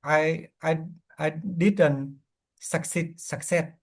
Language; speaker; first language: English; non-native, learner; Vietnamese